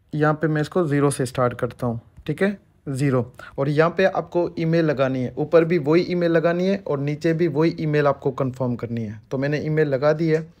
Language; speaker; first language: Urdu; non-native, local second language; Sindhi